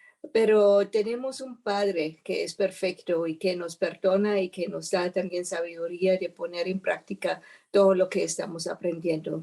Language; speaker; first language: Spanish; non-native, fluent; German